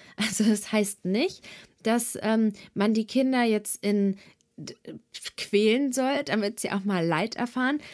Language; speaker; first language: German; early bilingual, other home language; Serbian